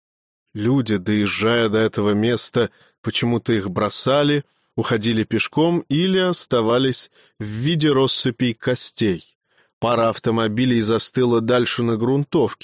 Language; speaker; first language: Russian; native; Russian